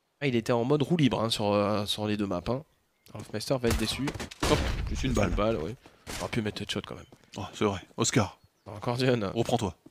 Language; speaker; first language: French; native; French